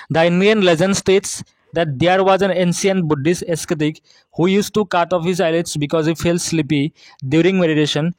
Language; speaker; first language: English; non-native, local second language; Assamese